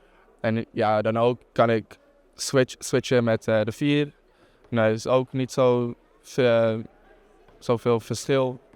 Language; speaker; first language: Dutch; non-native, fluent; English